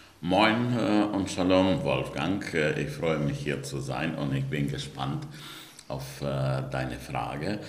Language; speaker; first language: German; non-native, fluent; Romanian